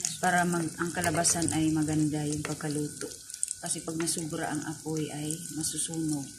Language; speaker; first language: Filipino; non-native, local second language; Cebuano